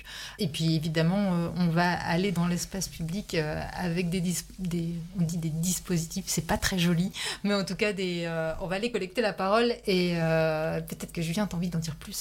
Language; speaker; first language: French; native; French